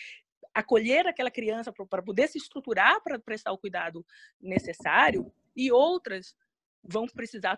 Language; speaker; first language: Portuguese; native; Portuguese